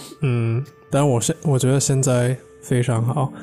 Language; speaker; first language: Chinese; non-native, fluent; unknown